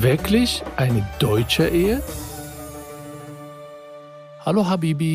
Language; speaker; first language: German; non-native, fluent; Arabic